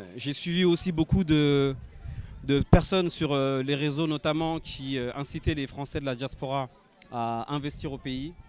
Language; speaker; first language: French; early bilingual, other home language; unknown